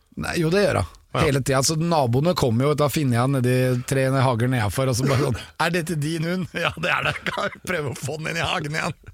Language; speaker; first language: Norwegian; native; Norwegian